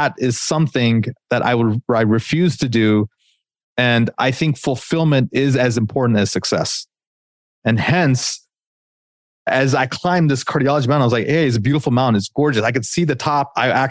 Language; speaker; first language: English; native; English